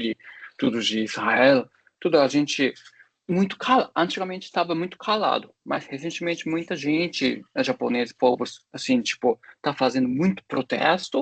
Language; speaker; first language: Portuguese; non-native, fluent; Japanese